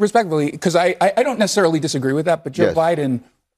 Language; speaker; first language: English; native; English